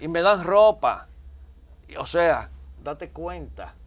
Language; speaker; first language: Spanish; native; Spanish